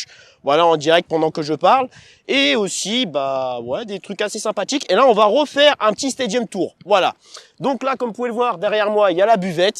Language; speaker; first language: French; native; French